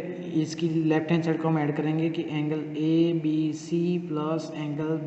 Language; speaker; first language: Hindi; native; Hindi